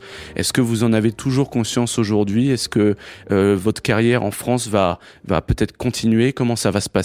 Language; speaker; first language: French; native; French